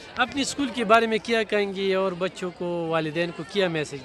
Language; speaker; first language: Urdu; non-native, local second language; Pashto